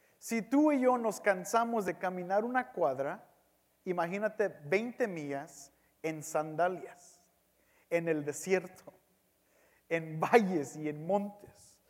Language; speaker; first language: Spanish; early bilingual, heritage; Spanish